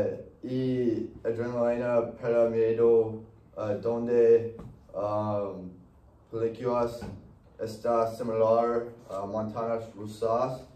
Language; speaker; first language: Spanish; non-native, learner; English